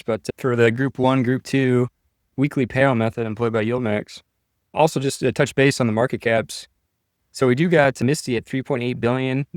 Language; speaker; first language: English; native; English